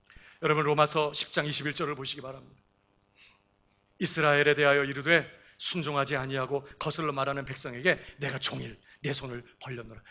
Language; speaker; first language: Korean; native; Korean